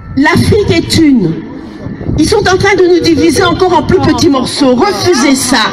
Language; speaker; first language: French; early bilingual, other home language; Lingala